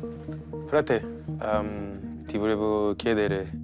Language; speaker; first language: Italian; non-native, fluent; French